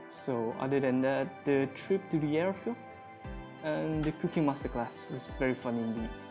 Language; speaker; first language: English; non-native, local second language; Malay